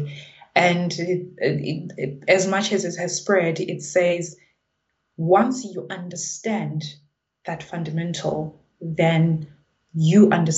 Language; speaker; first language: English; non-native, local second language; Zulu